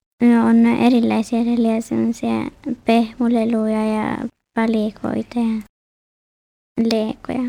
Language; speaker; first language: Finnish; early bilingual, heritage; Finnish